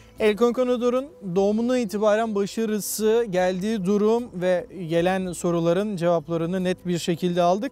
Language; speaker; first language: Turkish; native; Turkish